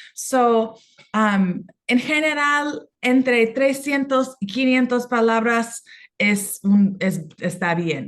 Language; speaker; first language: Spanish; non-native, fluent; English